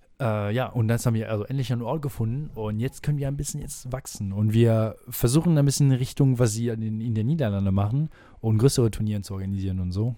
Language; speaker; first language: German; non-native, fluent; French